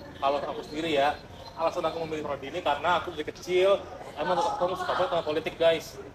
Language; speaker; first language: Indonesian; native; Indonesian